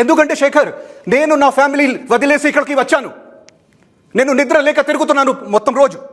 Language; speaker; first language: Telugu; non-native, fluent; Hindi